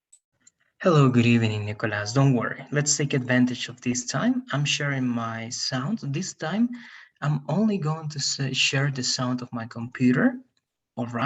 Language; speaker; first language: English; non-native, fluent; Spanish